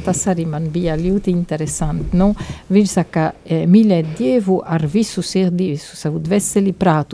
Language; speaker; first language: Latvian; non-native, fluent; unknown